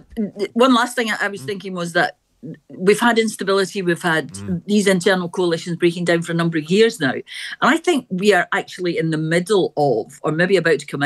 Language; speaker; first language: English; native; English